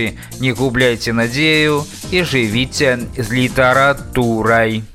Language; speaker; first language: Belarusian; native; Belarusian